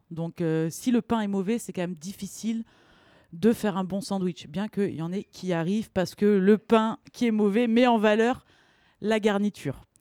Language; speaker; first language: French; native; French